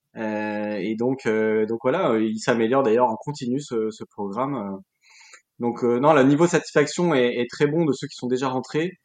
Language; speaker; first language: French; native; French